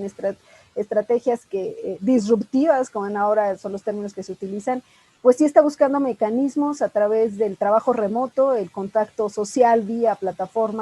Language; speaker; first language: Spanish; native; Spanish